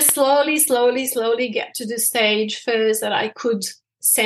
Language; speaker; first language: English; non-native, fluent; Bosnian